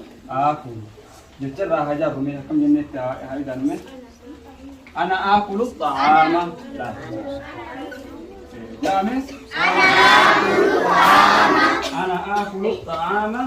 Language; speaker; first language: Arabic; non-native, fluent; Oromo